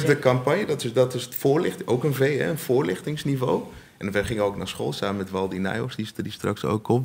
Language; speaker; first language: Dutch; native; Dutch